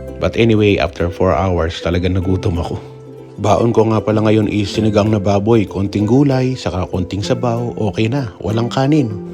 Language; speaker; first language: Filipino; native; Filipino